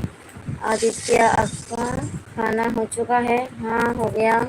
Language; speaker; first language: Hindi; non-native, local second language; Bangla